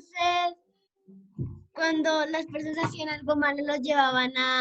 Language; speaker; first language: Spanish; native; Spanish